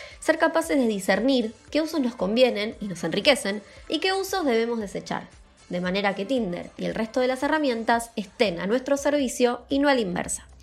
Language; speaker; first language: Spanish; native; Spanish